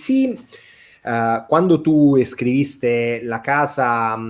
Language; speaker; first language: Spanish; non-native, fluent; Italian